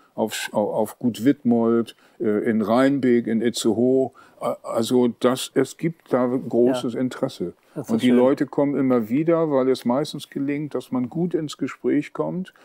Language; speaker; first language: German; native; German